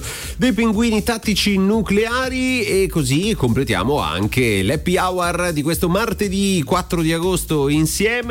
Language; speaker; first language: Italian; native; Italian